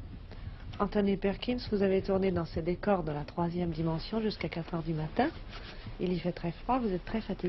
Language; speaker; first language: French; native; French